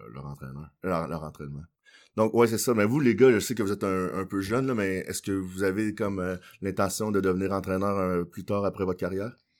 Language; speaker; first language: French; early bilingual, other home language; Haitian Creole